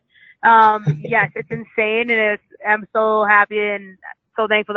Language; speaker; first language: English; native; English